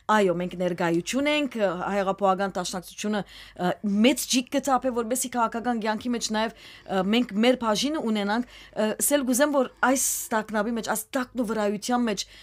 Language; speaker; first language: Armenian; early bilingual, heritage; Armenian